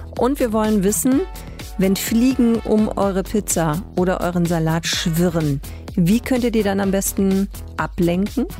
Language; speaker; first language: German; native; German